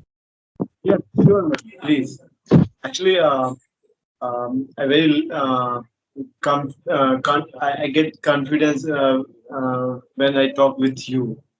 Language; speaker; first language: English; non-native, learner; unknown